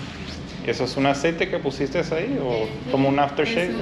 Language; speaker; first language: Spanish; non-native, learner; English